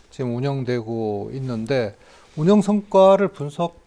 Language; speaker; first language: Korean; native; Korean